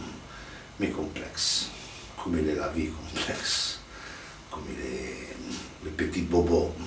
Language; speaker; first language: French; non-native, fluent; Italian